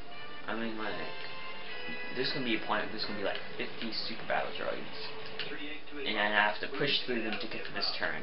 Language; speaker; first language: English; native; English